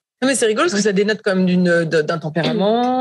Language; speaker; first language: French; native; French